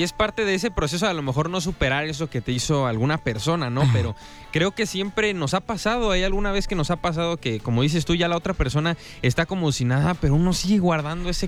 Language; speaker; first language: Spanish; native; Spanish